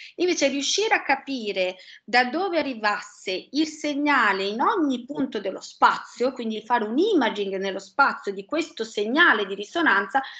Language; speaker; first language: Italian; native; Italian